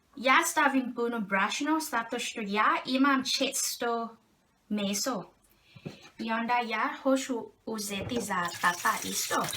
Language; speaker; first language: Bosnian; non-native, learner; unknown